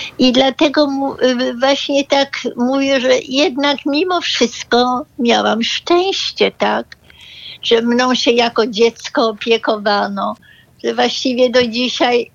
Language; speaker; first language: Polish; early bilingual, other home language; German